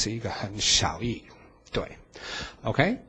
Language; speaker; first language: Chinese; non-native, fluent; English